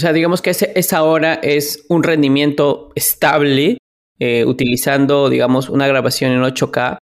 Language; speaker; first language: Spanish; native; Spanish